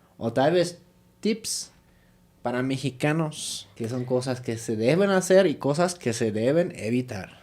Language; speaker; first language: Spanish; non-native, fluent; German